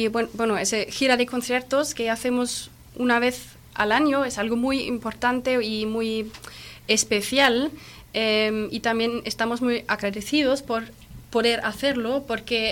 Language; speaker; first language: Spanish; non-native, fluent; German